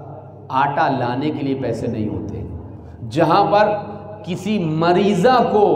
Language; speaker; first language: Urdu; native; Urdu